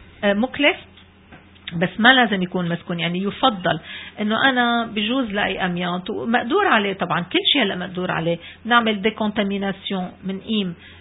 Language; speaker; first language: Arabic; native; Arabic